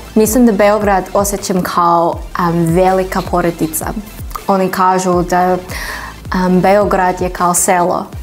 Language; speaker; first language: Serbian; non-native, learner; English